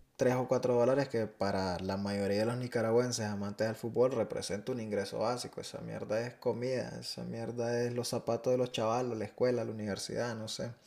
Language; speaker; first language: Spanish; native; Spanish